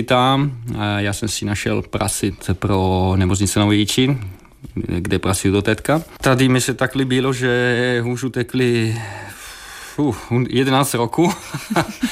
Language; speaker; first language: Czech; non-native, fluent; Italian